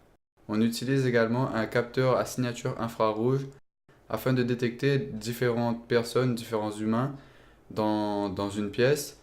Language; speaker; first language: French; native; French